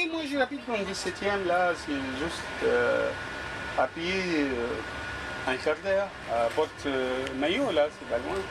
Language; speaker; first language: French; non-native, fluent; Arabic